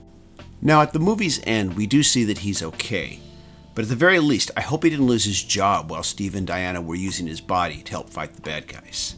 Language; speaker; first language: English; native; English